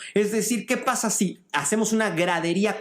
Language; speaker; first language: Spanish; native; Spanish